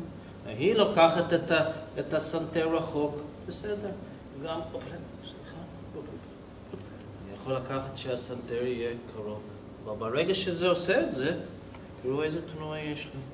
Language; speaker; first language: Hebrew; non-native, fluent; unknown